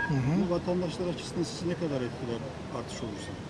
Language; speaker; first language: Turkish; native; Turkish